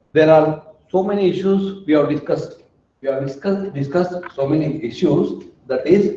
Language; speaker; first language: English; non-native, local second language; Kannada